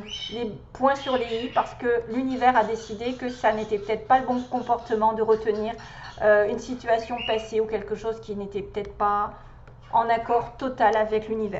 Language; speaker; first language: French; native; French